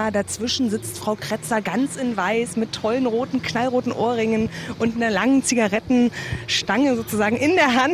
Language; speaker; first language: German; native; German